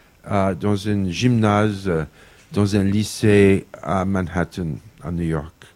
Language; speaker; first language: French; non-native, fluent; English